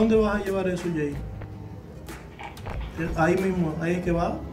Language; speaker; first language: Spanish; native; Spanish